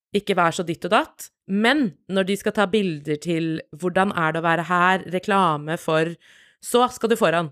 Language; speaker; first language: Norwegian; native; Norwegian